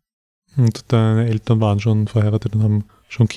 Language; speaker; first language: German; native; German